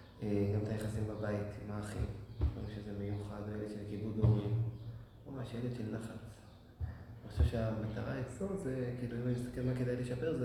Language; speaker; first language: Hebrew; native; Hebrew